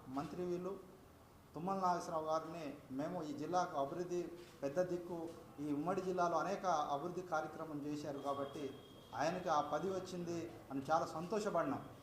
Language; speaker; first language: Telugu; non-native, local second language; Lambadi